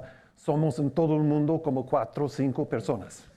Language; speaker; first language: Spanish; non-native, fluent; English